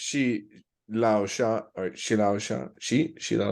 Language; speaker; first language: Chinese; non-native, learner; English